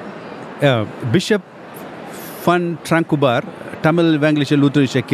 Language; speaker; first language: German; non-native, fluent; Tamil